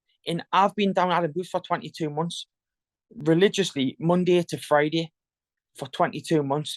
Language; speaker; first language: English; native; English